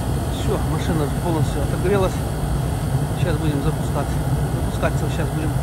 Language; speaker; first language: Russian; native; Russian